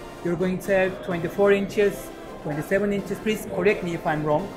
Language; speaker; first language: English; non-native, fluent; Turkish